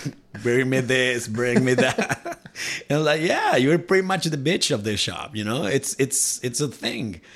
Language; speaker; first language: English; non-native, fluent; Spanish